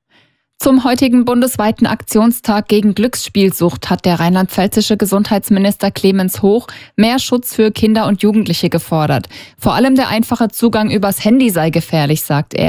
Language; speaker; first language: German; native; German